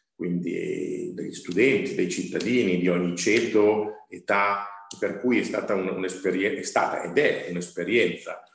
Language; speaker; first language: Italian; native; Italian